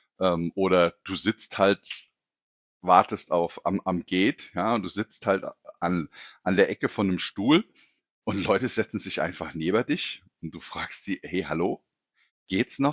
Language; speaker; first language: German; native; German